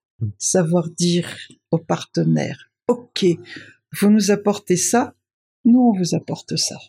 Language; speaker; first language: French; non-native, local second language; Malagasy